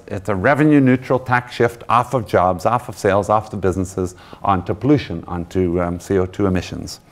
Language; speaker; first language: English; native; English